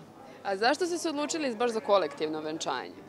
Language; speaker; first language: Serbian; native; Serbian